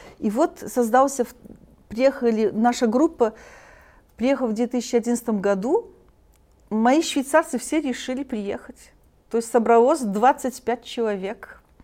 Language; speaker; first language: Russian; early bilingual, heritage; Russian